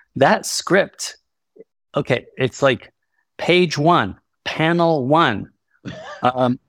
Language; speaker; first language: English; early bilingual, other home language; Spanish